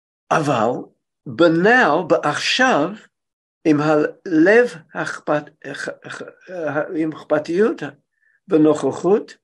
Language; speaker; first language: Hebrew; non-native, fluent; English